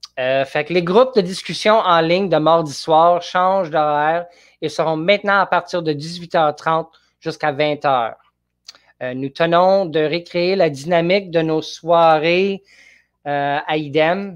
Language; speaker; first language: French; non-native, learner; English